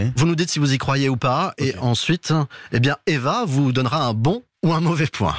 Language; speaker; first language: French; native; French